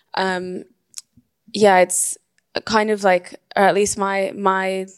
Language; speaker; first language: English; non-native, fluent; Spanish